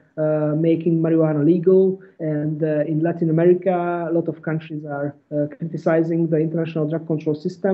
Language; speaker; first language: English; non-native, fluent; Hungarian